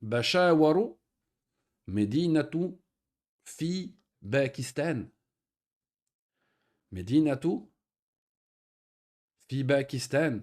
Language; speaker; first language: Arabic; non-native, fluent; French